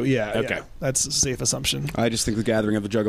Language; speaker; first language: English; native; English